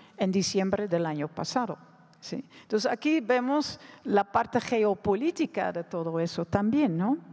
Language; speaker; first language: Spanish; non-native, fluent; Dutch